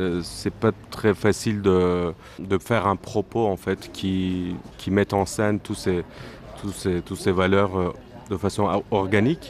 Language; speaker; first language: French; non-native, fluent; Turkish